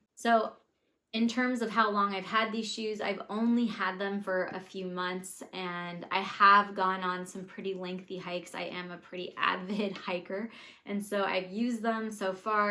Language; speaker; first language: English; native; English